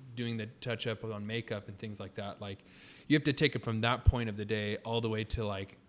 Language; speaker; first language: English; native; English